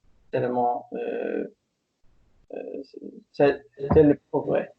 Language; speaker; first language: French; non-native, learner; English